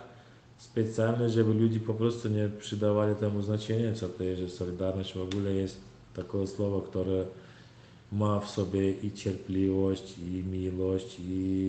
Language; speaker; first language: Polish; non-native, learner; Turkmen